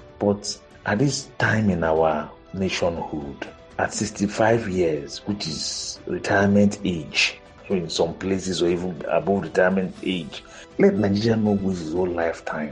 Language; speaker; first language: English; non-native, local second language; Igbo